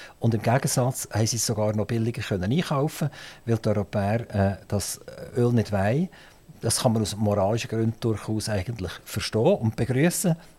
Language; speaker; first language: German; native; German